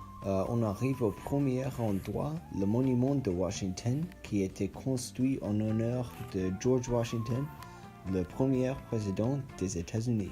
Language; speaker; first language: French; non-native, learner; English